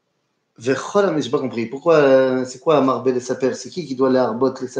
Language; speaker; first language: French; native; French